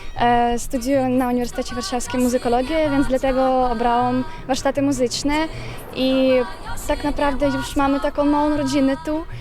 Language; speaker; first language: Polish; early bilingual, heritage; Polish